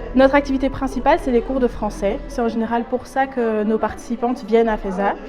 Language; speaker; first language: French; native; French